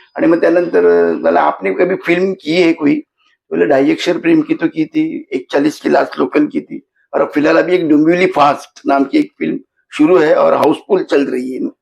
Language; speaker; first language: Hindi; non-native, local second language; Marathi